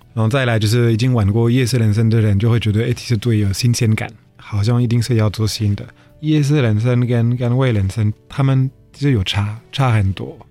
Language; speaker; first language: Chinese; non-native, fluent; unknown